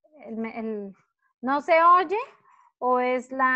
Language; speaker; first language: Spanish; native; Spanish